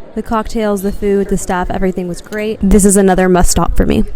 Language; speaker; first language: English; native; English